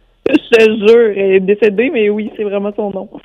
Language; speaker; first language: French; native; French